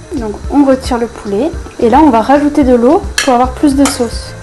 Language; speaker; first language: French; native; French